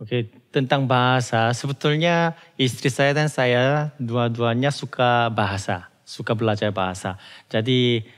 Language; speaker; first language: Indonesian; non-native, fluent; Korean